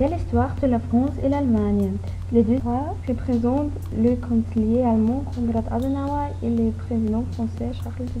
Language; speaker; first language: French; non-native, learner; German